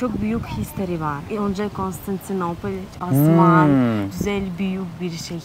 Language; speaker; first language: Turkish; non-native, learner; Russian